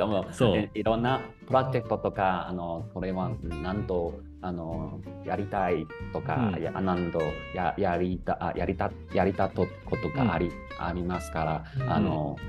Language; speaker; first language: Japanese; non-native, learner; Chinese